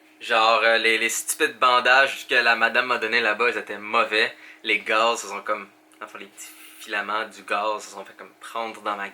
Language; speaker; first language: French; native; French